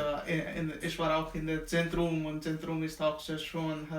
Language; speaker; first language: German; non-native, learner; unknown